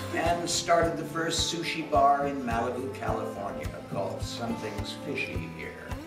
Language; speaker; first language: English; native; English